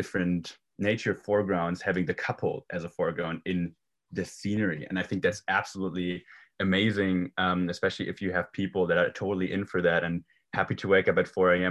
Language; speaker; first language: English; non-native, fluent; German